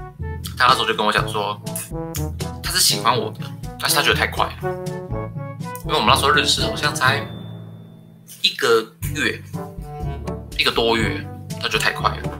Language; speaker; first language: Chinese; native; Chinese